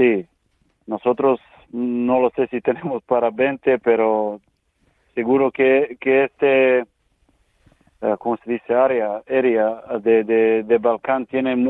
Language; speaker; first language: Spanish; non-native, learner; Serbian